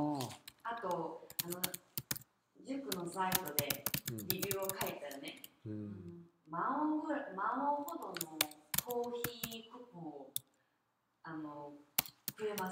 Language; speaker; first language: Japanese; non-native, fluent; Korean